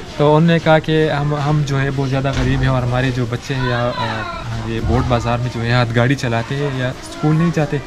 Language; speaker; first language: Urdu; non-native, local second language; Pashto